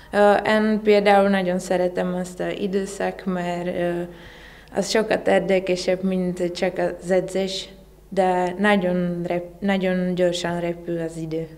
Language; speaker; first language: Hungarian; non-native, learner; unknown